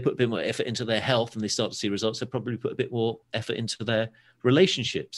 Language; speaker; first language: English; native; English